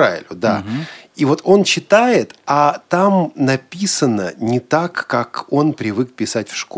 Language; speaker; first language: Russian; native; Russian